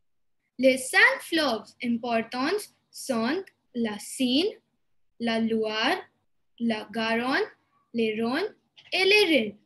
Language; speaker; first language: French; non-native, learner; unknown